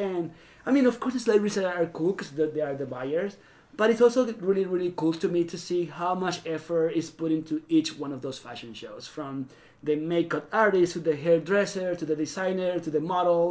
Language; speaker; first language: English; non-native, fluent; Spanish